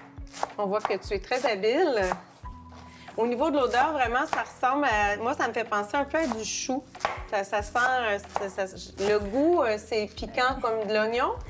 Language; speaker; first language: French; native; French